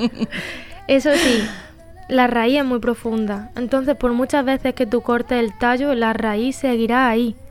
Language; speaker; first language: Spanish; native; Spanish